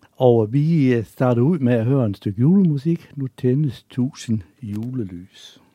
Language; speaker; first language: Danish; native; Danish